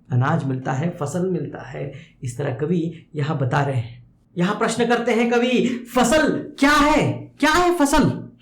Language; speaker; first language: Hindi; non-native, local second language; Kannada